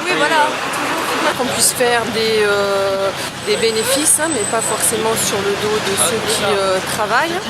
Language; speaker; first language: French; native; French